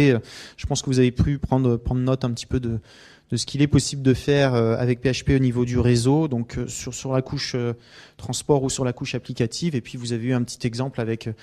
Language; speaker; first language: French; native; French